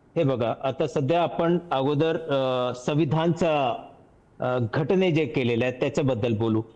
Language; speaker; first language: Marathi; non-native, local second language; Hindi